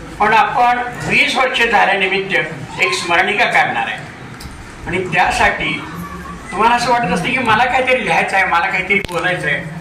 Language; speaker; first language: Marathi; native; Marathi